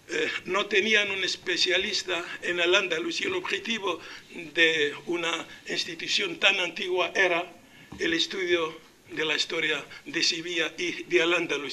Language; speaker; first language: Spanish; non-native, local second language; Arabic